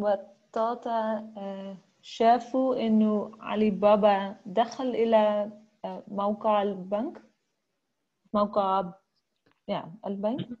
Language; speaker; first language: Arabic; non-native, learner; Dutch